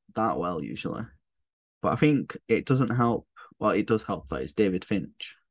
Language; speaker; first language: English; native; English